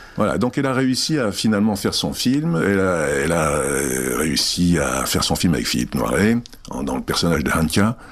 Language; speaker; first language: French; early bilingual, other home language; Czech